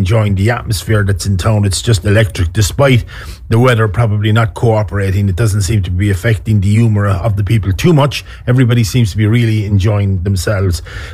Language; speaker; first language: English; native; English